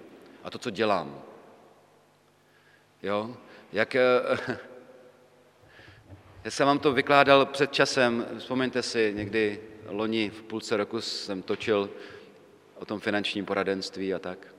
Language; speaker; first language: Czech; native; Czech